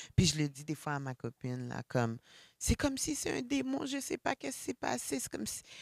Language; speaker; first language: French; early bilingual, other home language; Haitian Creole